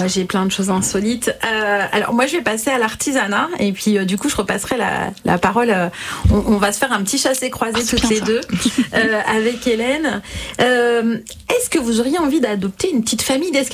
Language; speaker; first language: French; native; French